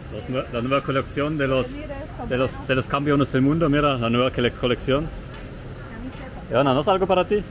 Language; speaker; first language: Spanish; non-native, fluent; German